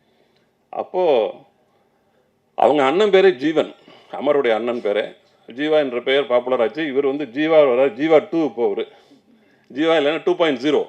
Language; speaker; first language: Tamil; native; Tamil